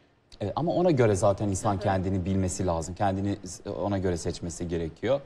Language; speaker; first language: Turkish; non-native, fluent; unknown